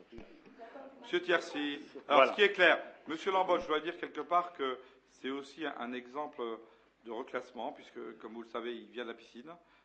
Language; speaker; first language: French; native; French